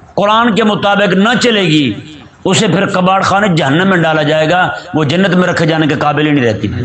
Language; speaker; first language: Urdu; non-native, local second language; Punjabi